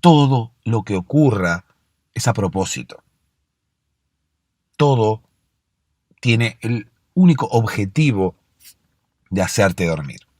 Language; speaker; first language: Spanish; native; Spanish